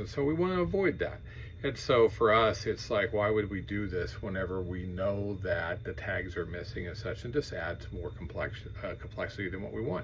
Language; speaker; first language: English; native; English